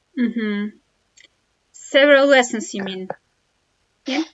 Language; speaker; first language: English; non-native, fluent; Russian